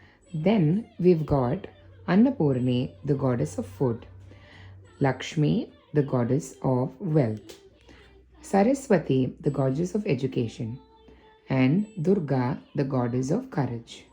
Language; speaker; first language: English; non-native, local second language; Tamil